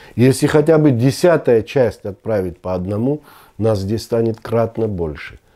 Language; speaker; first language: Russian; non-native, local second language; Abkhazian